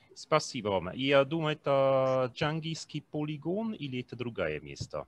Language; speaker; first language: Russian; non-native, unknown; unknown